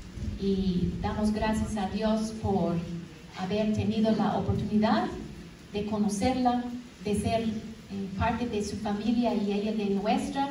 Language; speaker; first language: Spanish; non-native, fluent; English